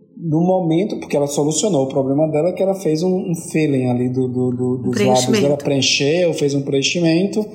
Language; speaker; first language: Portuguese; native; Portuguese